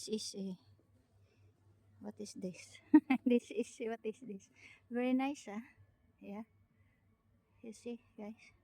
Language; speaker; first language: English; non-native, learner; Filipino